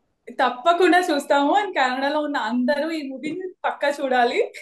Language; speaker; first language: Telugu; native; Telugu